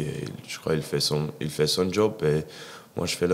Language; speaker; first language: French; non-native, fluent; English